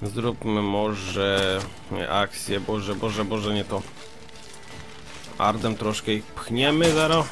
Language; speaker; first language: Polish; native; Polish